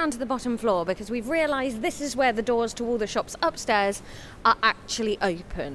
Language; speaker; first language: English; native; English